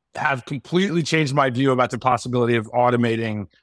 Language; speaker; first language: English; native; English